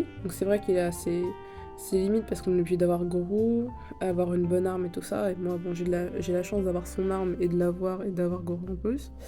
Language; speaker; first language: French; native; French